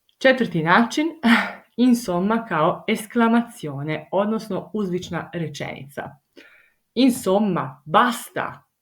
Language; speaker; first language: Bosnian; early bilingual, heritage; Italian